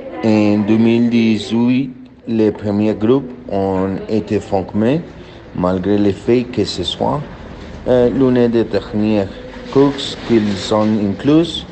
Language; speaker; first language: French; non-native, learner; Spanish